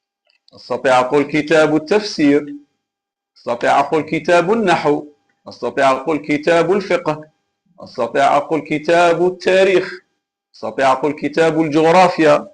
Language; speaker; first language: Arabic; non-native, fluent; Malay